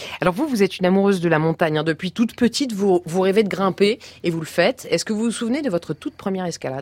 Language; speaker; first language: French; native; French